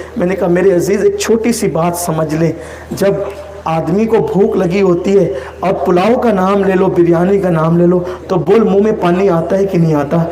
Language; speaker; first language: Urdu; native; Urdu